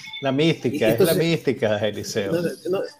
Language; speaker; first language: Spanish; native; Spanish